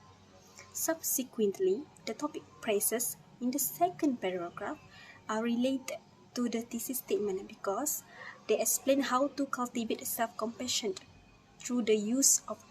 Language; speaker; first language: English; non-native, fluent; Malay